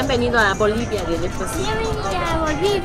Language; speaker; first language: Spanish; native; Spanish